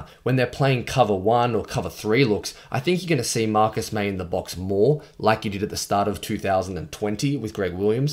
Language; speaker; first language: English; native; English